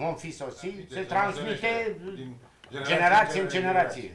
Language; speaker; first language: French; non-native, learner; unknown